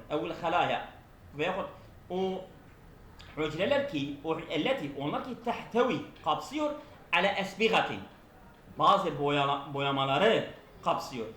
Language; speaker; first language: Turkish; non-native, local second language; Kurdish